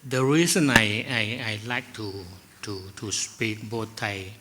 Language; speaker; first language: English; non-native, fluent; Thai